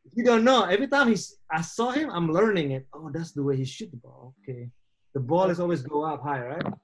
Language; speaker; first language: English; non-native, learner; Indonesian